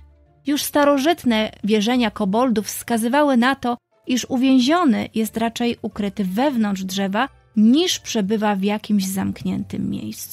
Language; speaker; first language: Polish; native; Polish